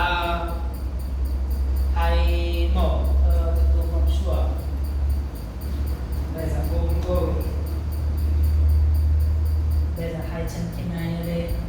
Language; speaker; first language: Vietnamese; non-native, learner; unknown